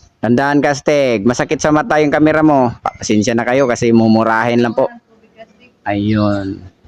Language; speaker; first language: Filipino; native; Filipino